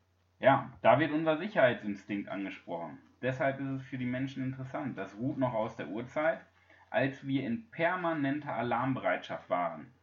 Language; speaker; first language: German; native; German